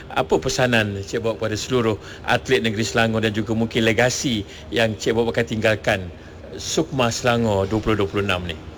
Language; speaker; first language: Malay; native; Malay